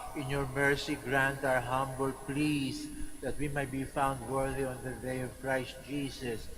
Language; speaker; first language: English; non-native, local second language; Filipino